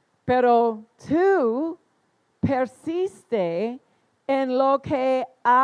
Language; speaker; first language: Spanish; non-native, fluent; English